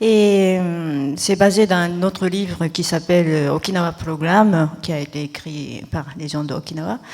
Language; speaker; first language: French; non-native, fluent; Japanese